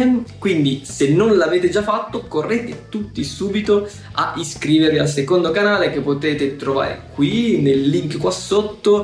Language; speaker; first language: Italian; native; Italian